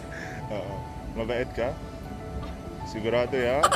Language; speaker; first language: Filipino; non-native, learner; Arabic